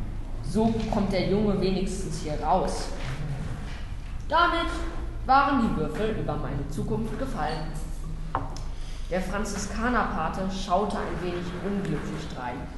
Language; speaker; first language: German; native; German